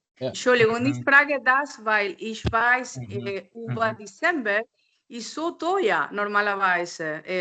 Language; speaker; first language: German; non-native, learner; Spanish